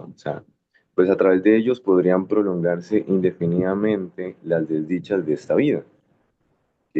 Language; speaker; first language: Spanish; native; Spanish